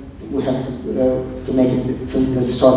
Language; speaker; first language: English; non-native, local second language; Indonesian